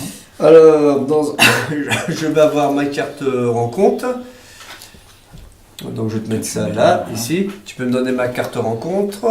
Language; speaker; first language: French; native; French